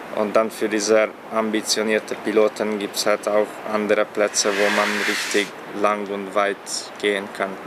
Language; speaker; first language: German; non-native, fluent; Hungarian